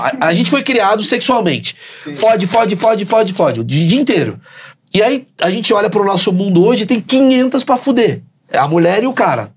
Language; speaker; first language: Portuguese; native; Portuguese